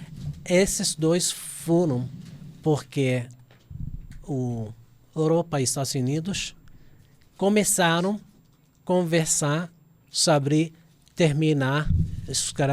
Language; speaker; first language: Portuguese; non-native, fluent; Arabic